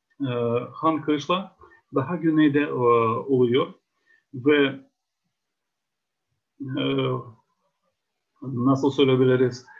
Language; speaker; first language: Turkish; non-native, fluent; Ukrainian